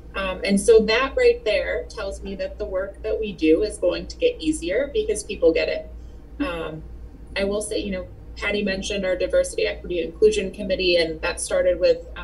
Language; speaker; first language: English; native; English